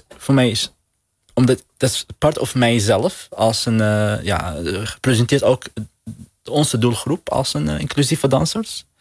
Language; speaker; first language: Dutch; non-native, learner; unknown